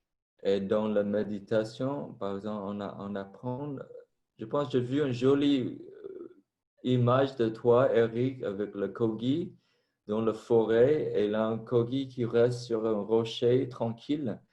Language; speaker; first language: French; non-native, fluent; Vietnamese